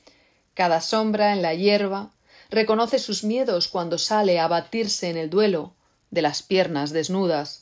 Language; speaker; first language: Spanish; native; Spanish